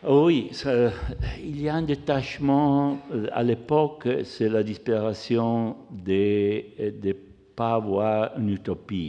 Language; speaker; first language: French; non-native, fluent; Italian